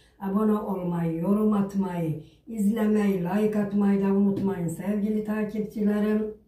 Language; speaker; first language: Turkish; native; Turkish